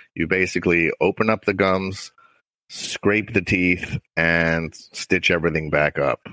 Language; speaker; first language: English; native; English